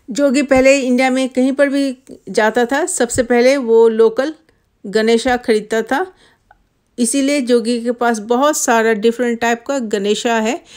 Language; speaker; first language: Hindi; non-native, local second language; Bangla